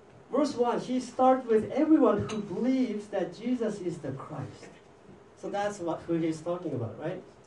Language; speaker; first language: English; non-native, fluent; Japanese